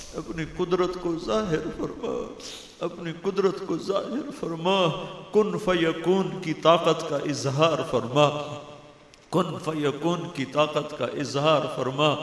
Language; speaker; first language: Urdu; non-native, local second language; Punjabi